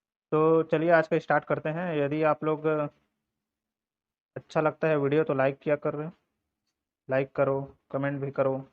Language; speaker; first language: Hindi; native; Hindi